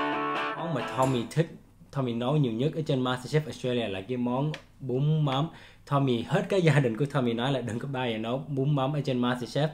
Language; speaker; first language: Vietnamese; early bilingual, heritage; Vietnamese